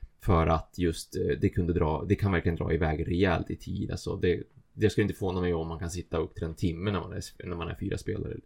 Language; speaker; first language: Swedish; native; Swedish